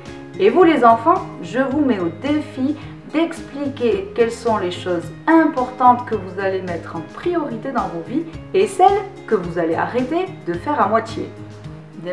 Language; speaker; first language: French; native; French